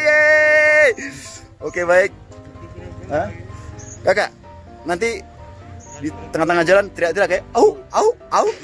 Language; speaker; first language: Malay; non-native, local second language; Javanese